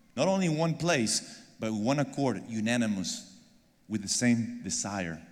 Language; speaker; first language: English; non-native, fluent; Spanish